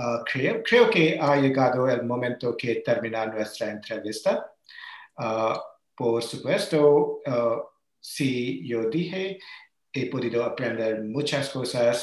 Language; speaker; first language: Spanish; non-native, learner; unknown